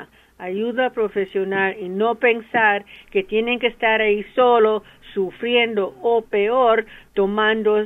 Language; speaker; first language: Spanish; early bilingual, heritage; English